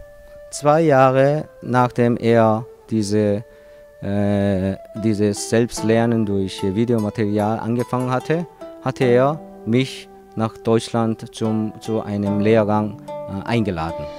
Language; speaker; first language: German; non-native, fluent; Korean